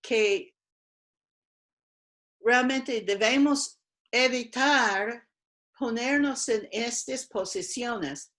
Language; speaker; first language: Spanish; non-native, fluent; English